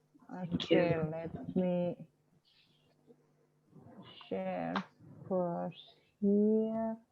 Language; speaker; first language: English; non-native, fluent; Indonesian